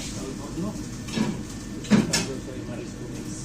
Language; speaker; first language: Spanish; non-native, learner; Filipino